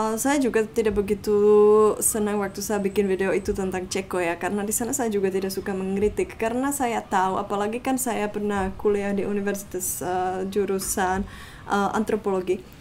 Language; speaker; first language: Indonesian; non-native, fluent; Czech